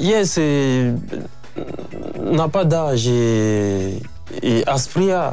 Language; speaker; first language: Russian; non-native, learner; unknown